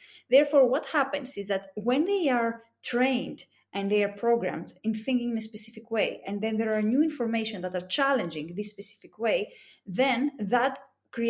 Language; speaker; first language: English; non-native, fluent; Greek